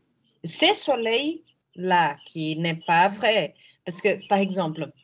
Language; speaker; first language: French; non-native, fluent; Portuguese